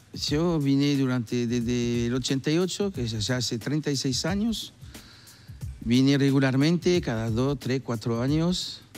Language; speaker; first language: Spanish; non-native, fluent; French